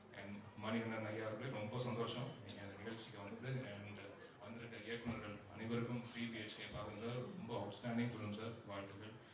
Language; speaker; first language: Tamil; native; Tamil